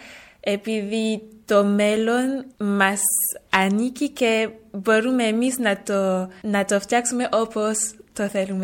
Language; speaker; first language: Greek; early bilingual, heritage; French